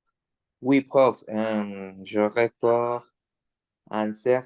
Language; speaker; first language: French; non-native, learner; Spanish